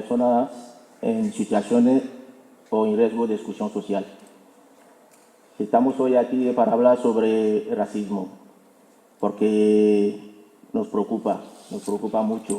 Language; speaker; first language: Spanish; non-native, fluent; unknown